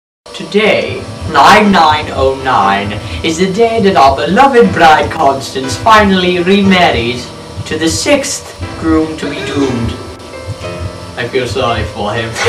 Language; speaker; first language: English; native; English